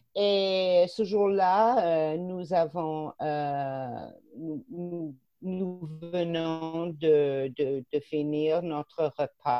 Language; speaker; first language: French; non-native, fluent; English